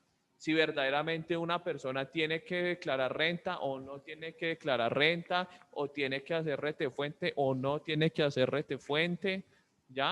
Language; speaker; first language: Spanish; native; Spanish